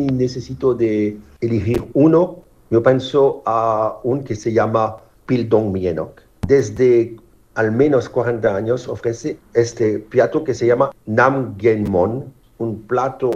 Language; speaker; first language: Spanish; non-native, fluent; French